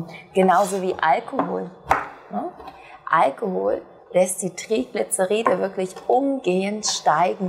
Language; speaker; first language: German; native; German